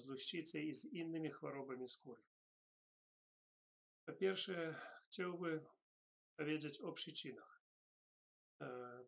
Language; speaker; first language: Polish; non-native, learner; Russian